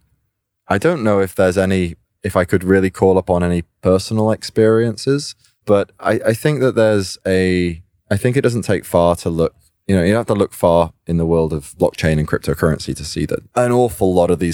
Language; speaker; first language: English; native; English